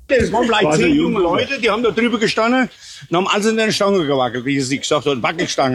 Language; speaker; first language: German; native; German